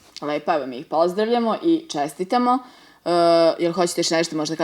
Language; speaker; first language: Serbian; native; Serbian